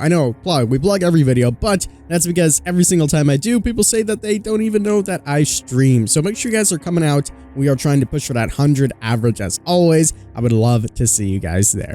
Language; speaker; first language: English; native; English